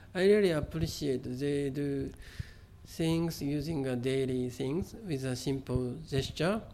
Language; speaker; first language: English; non-native, fluent; Japanese